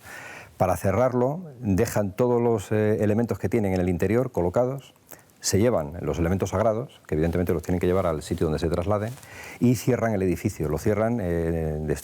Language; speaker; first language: Spanish; native; Spanish